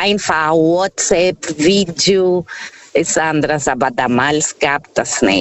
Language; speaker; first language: German; non-native, fluent; Portuguese